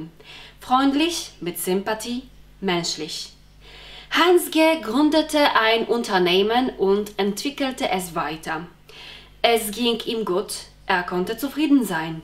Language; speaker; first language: German; non-native, fluent; Polish